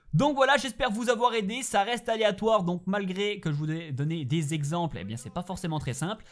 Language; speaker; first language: French; native; French